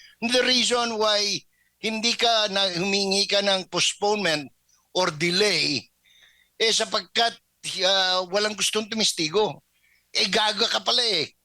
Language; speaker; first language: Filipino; native; Filipino